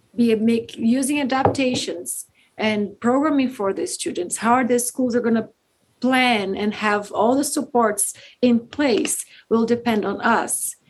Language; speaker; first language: English; non-native, fluent; Portuguese